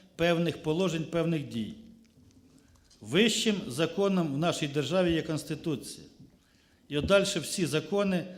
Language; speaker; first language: Ukrainian; native; Ukrainian